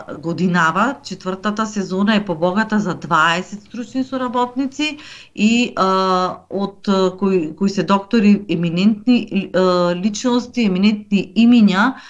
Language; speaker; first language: Macedonian; native; Macedonian